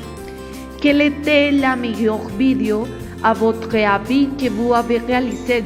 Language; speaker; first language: French; non-native, learner; Spanish